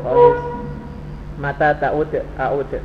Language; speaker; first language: Arabic; non-native, learner; Indonesian